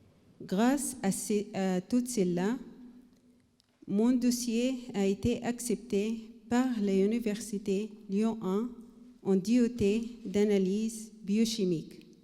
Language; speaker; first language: French; non-native, learner; Arabic